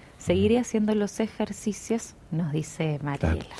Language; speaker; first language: Spanish; native; Spanish